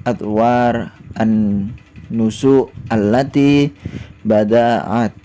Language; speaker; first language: Arabic; non-native, learner; Indonesian